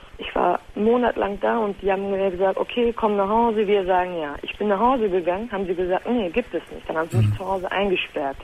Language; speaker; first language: German; early bilingual, other home language; Turkish